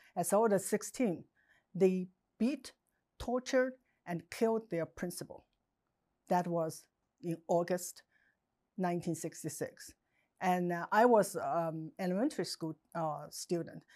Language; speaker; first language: English; non-native, fluent; Chinese